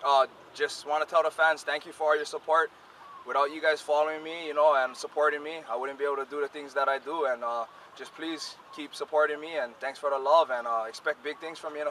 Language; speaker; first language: English; native; English